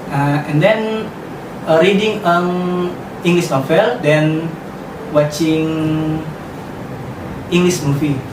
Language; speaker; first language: English; non-native, learner; Indonesian